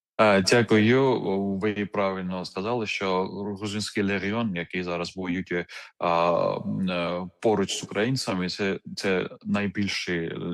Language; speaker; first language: Ukrainian; non-native, fluent; Georgian